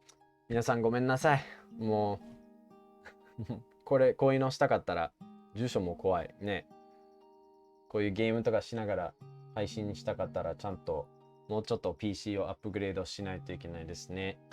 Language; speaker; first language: Japanese; non-native, fluent; English